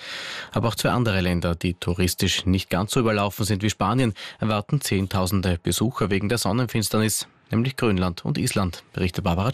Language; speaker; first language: German; native; German